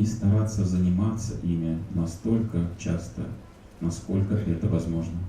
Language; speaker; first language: Russian; native; Russian